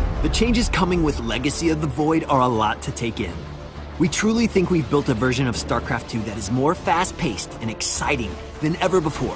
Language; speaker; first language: English; native; English